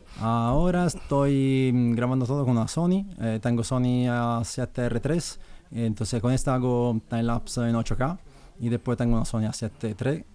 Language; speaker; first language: Spanish; non-native, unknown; Italian